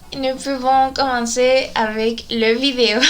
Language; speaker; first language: French; non-native, learner; Spanish